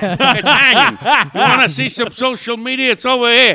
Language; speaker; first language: English; native; English